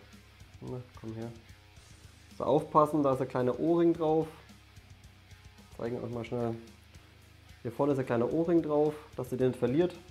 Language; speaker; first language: German; native; German